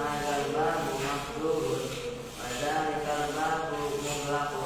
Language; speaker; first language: Arabic; non-native, learner; Indonesian